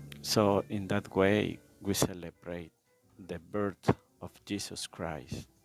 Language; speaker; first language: English; non-native, learner; Spanish